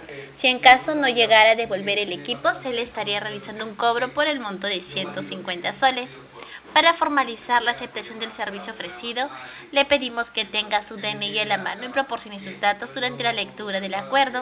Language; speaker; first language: Spanish; native; Spanish